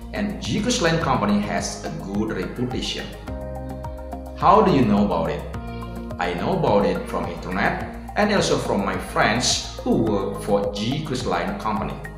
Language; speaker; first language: English; non-native, fluent; Indonesian